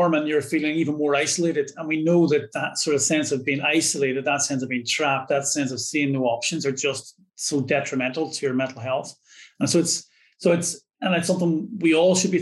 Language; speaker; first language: English; native; English